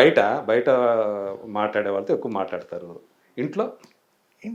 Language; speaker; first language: Telugu; native; Telugu